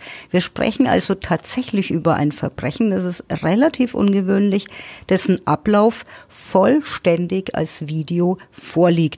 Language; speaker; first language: German; native; German